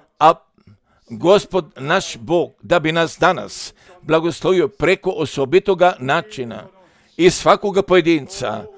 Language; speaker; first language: Croatian; early bilingual, heritage; Croatian